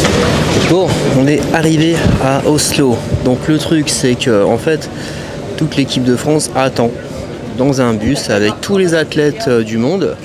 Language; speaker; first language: French; native; French